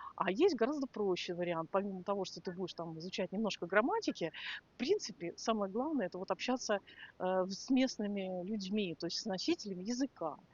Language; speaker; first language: Russian; native; Russian